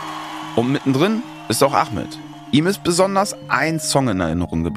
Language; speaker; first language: German; native; German